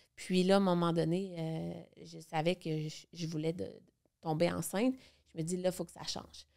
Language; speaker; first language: French; native; French